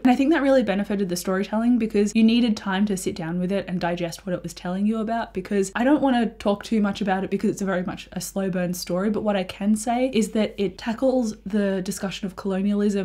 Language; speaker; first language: English; native; English